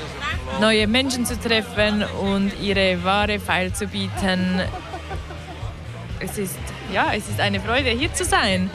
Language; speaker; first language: German; native; German